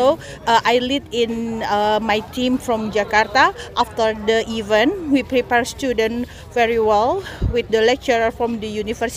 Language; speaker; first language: English; non-native, learner; Indonesian